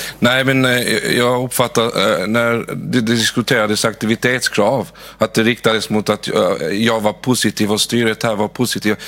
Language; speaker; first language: Swedish; early bilingual, other home language; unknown